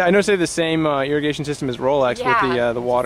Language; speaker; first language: English; native; English